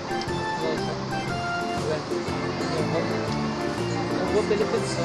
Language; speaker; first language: English; non-native, local second language; Filipino